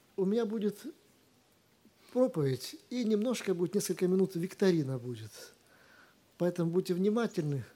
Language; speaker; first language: Russian; native; Russian